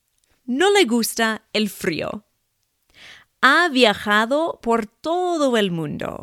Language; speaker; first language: Spanish; non-native, fluent; English